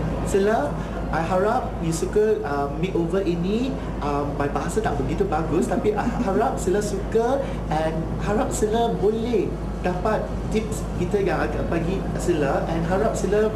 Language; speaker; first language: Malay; non-native, local second language; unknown